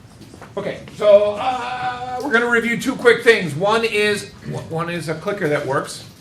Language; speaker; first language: English; native; English